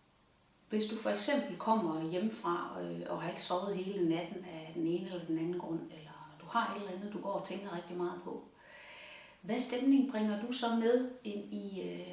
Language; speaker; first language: Danish; native; Danish